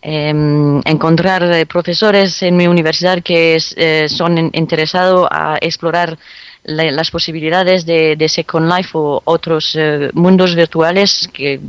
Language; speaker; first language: Spanish; non-native, fluent; French